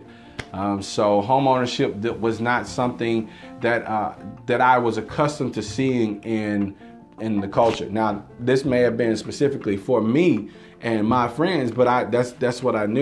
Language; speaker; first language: English; native; English